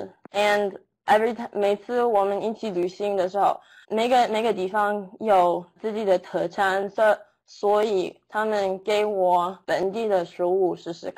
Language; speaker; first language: Chinese; non-native, learner; English